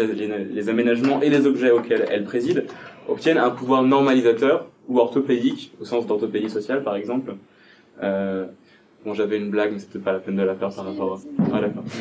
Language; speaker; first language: French; native; French